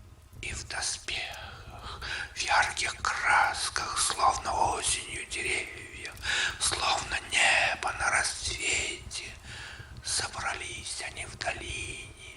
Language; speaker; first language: Russian; native; Russian